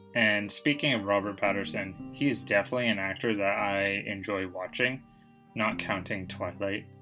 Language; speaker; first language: English; native; English